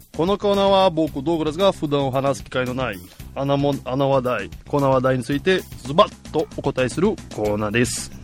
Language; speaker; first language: Japanese; non-native, fluent; Portuguese